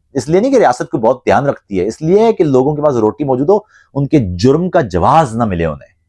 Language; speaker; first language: Urdu; non-native, local second language; Punjabi